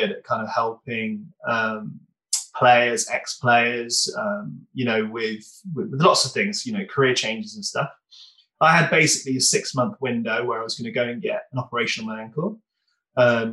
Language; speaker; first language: English; native; English